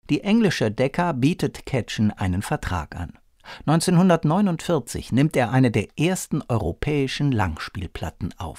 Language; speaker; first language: German; native; German